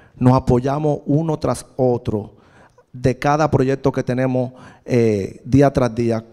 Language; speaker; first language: Spanish; native; Spanish